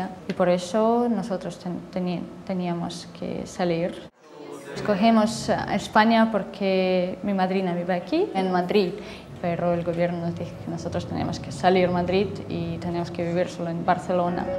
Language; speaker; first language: Spanish; non-native, learner; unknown